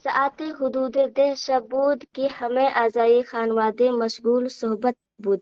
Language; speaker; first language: Persian; non-native, learner; Urdu